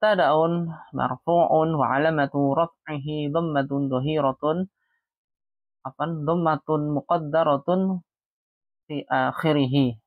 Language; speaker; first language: Arabic; non-native, fluent; Indonesian